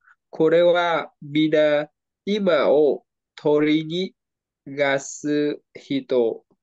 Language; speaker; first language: Japanese; non-native, learner; Vietnamese